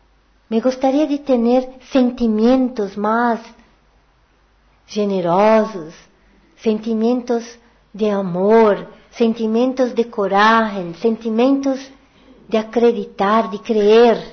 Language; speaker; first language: Portuguese; non-native, learner; Spanish